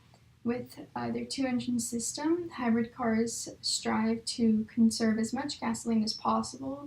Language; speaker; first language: English; native; English